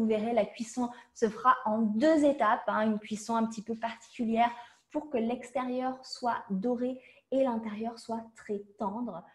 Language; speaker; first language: French; native; French